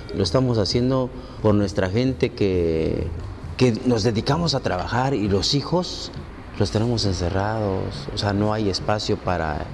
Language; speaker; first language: Spanish; native; Spanish